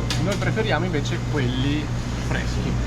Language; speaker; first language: Italian; native; Italian